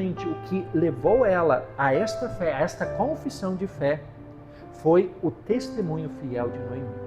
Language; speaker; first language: Portuguese; native; Portuguese